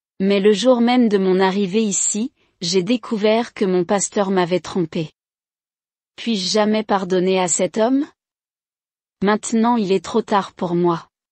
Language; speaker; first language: French; non-native, local second language; Rundi